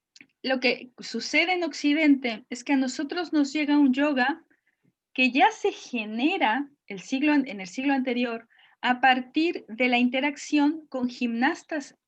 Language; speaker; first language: Spanish; native; Spanish